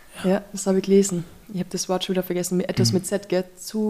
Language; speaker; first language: German; native; German